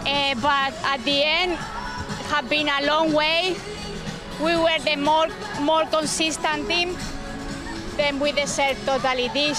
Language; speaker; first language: English; non-native, fluent; Spanish